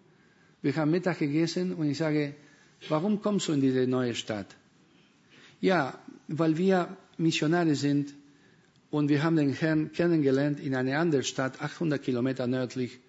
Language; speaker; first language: German; non-native, fluent; Spanish